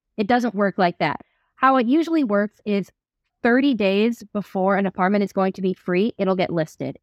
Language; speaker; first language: English; native; English